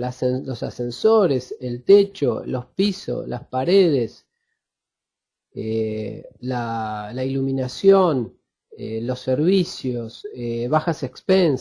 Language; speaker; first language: Spanish; native; Spanish